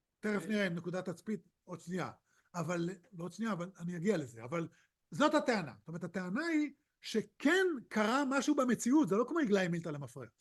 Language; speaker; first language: Hebrew; native; Hebrew